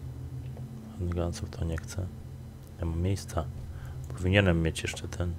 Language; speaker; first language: Polish; native; Polish